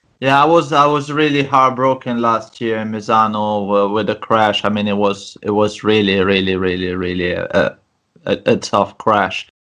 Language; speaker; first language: English; non-native, fluent; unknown